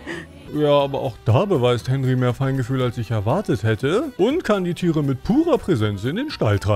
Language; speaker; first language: German; native; German